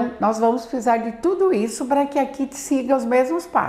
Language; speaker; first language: Portuguese; native; Portuguese